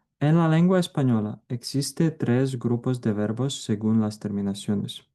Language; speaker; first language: Spanish; non-native, fluent; Ukrainian